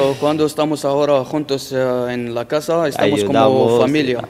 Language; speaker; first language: Spanish; non-native, learner; Arabic